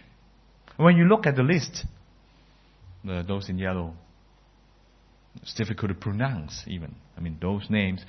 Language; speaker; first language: English; non-native, fluent; Cantonese